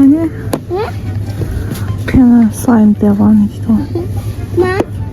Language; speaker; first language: Turkish; non-native, learner; Kazakh